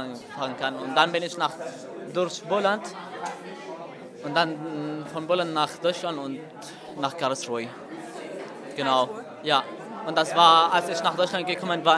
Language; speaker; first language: German; non-native, learner; Arabic